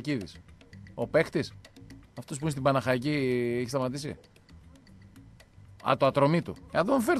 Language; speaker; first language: Greek; native; Greek